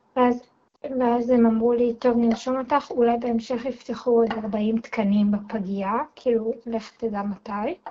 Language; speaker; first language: Hebrew; non-native, local second language; Arabic